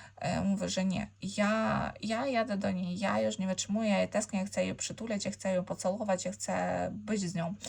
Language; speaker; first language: Polish; non-native, learner; Ukrainian